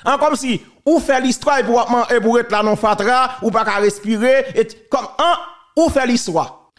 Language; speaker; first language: French; non-native, local second language; Haitian Creole